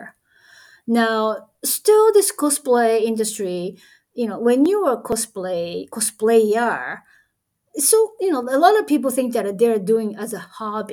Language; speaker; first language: English; non-native, fluent; Japanese